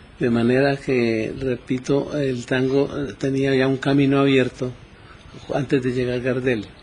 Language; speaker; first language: Spanish; native; Spanish